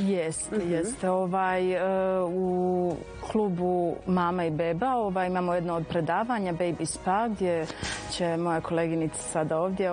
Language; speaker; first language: Serbian; native; Serbian